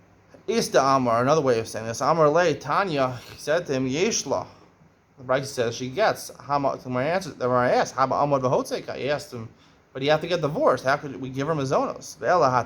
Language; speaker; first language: English; native; English